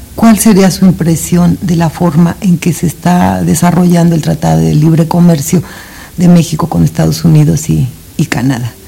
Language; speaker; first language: Spanish; native; Spanish